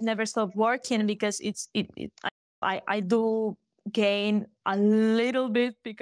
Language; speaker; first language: English; non-native, fluent; Galician